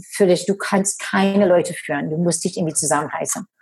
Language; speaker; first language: German; non-native, fluent; English